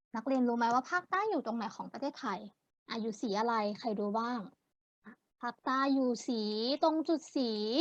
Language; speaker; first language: Thai; native; Thai